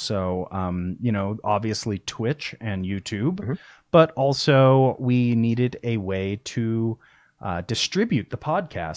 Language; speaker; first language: English; native; English